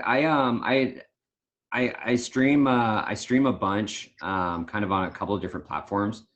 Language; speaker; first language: English; native; English